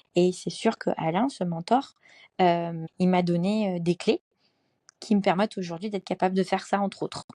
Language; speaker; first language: French; native; French